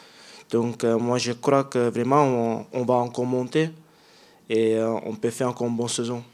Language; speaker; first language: French; non-native, learner; Dutch